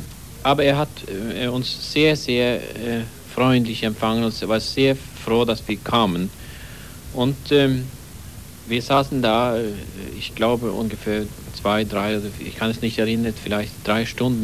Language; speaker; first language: German; non-native, fluent; Norwegian